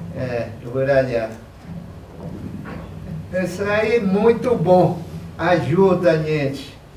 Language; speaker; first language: Portuguese; non-native, local second language; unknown